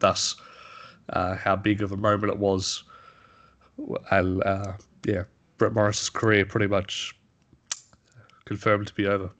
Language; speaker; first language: English; native; English